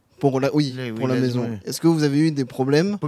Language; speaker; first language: French; native; French